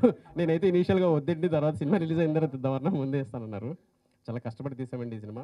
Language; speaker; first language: Telugu; native; Telugu